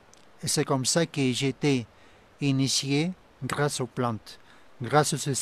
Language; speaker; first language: French; non-native, fluent; Spanish